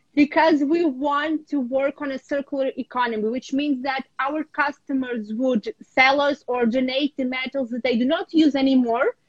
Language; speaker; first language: English; non-native, fluent; Ukrainian